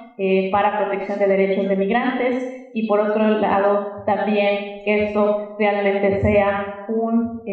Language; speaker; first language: Spanish; native; Spanish